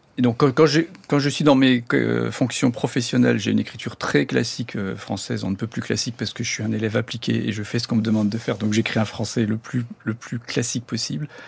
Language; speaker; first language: French; non-native, local second language; German